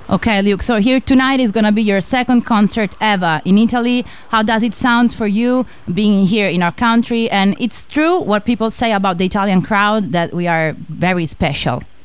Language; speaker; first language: English; non-native, fluent; Italian